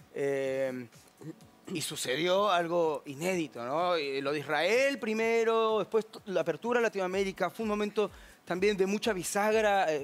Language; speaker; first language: Spanish; native; Spanish